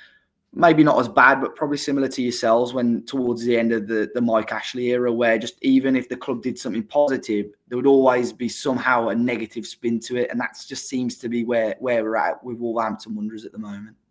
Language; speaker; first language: English; native; English